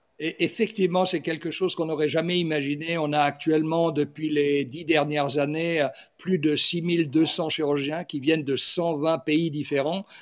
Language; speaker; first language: French; native; French